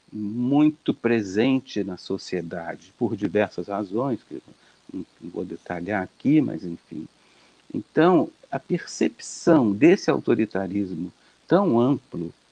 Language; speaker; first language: Portuguese; native; Portuguese